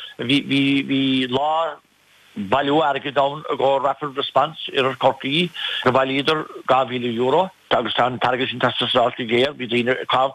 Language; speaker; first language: Irish; native; Irish